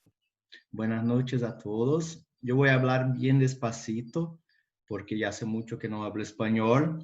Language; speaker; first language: Spanish; non-native, fluent; Portuguese